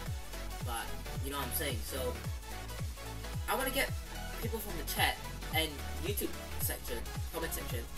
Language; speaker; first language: English; native; English